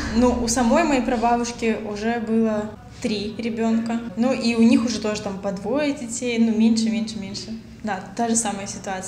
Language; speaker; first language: Russian; native; Russian